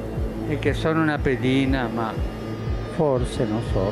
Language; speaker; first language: Italian; non-native, fluent; Spanish